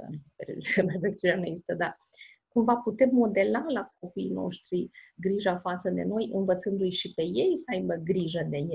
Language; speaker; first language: Romanian; native; Romanian